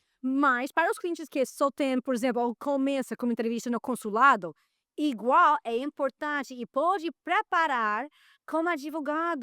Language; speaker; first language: Portuguese; non-native, fluent; Spanish